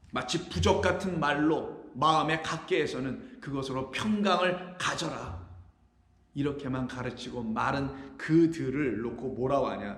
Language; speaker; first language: Korean; native; Korean